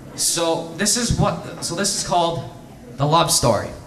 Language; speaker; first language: English; native; English